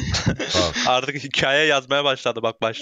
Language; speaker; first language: Turkish; native; Turkish